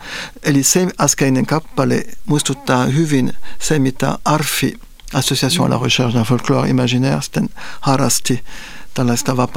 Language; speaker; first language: Finnish; non-native, fluent; Spanish